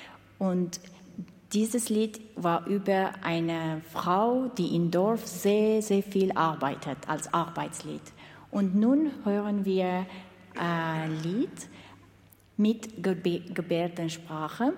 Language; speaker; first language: German; non-native, learner; Armenian